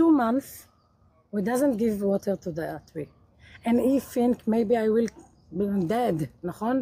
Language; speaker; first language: English; non-native, learner; Hebrew